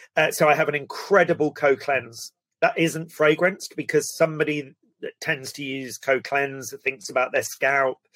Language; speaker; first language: English; native; English